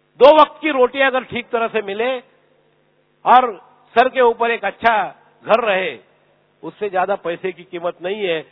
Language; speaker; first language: Hindi; non-native, local second language; Marathi